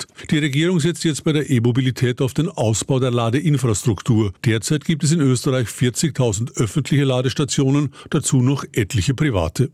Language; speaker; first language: German; native; German